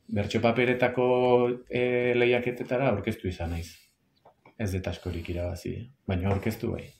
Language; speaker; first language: Basque; native; Basque